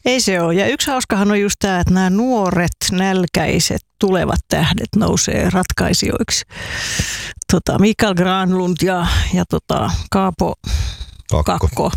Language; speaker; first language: Finnish; native; Finnish